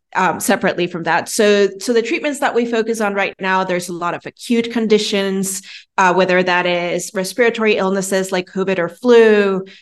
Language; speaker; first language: English; non-native, fluent; Spanish